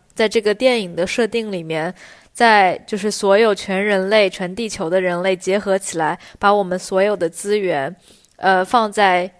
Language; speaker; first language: Chinese; native; Chinese